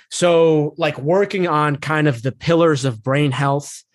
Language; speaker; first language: English; native; English